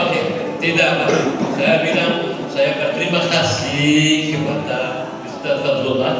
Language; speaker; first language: Indonesian; non-native, learner; Arabic